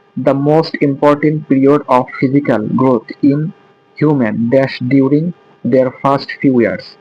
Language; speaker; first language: English; non-native, local second language; Bangla